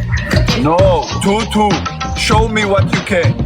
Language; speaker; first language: English; non-native, learner; Georgian